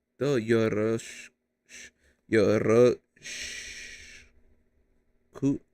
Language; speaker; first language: Japanese; non-native, learner; English